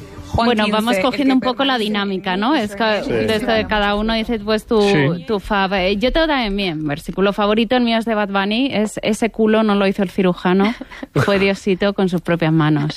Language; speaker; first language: Spanish; native; Spanish